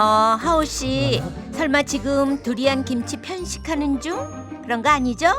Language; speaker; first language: Korean; native; Korean